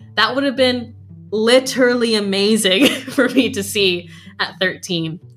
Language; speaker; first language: English; native; English